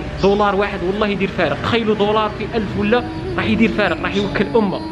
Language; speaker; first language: Arabic; native; Arabic